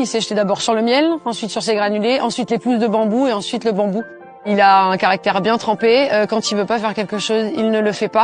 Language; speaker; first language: French; native; French